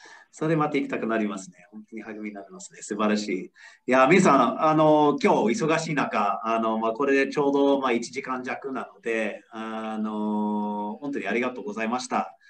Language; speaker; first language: Japanese; non-native, fluent; English